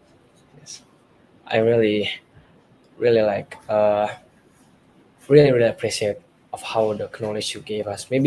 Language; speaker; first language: English; non-native, learner; Indonesian